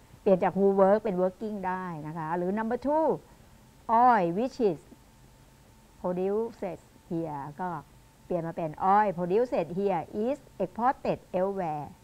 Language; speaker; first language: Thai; native; Thai